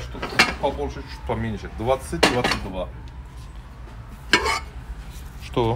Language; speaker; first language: Russian; non-native, learner; Turkish